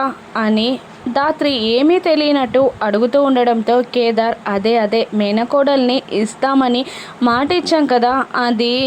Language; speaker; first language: Telugu; native; Telugu